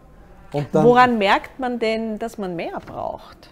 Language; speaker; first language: German; native; German